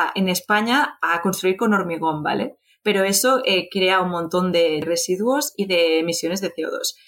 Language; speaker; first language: Spanish; native; Spanish